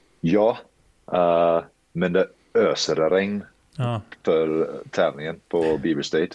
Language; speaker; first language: Swedish; early bilingual, heritage; Swedish